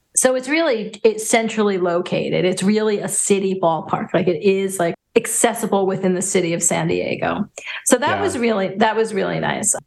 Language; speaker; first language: English; native; English